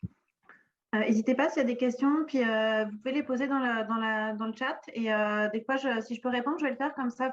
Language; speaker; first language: French; native; French